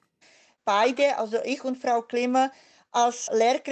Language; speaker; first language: German; non-native, fluent; Czech